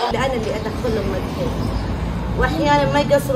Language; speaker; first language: Arabic; native; Arabic